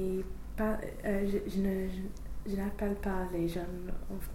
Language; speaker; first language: French; non-native, fluent; English